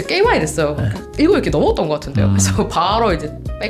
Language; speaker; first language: Korean; native; Korean